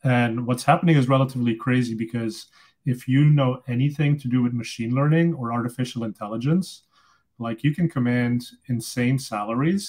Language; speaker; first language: English; non-native, fluent; Dutch